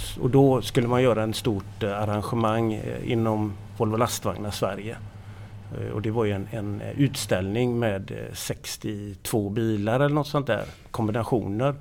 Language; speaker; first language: Swedish; native; Swedish